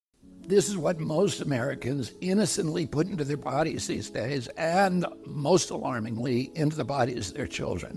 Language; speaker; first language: English; native; English